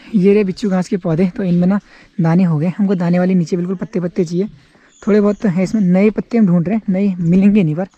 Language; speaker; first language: Hindi; native; Hindi